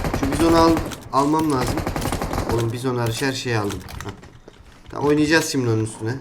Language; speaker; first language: Turkish; native; Turkish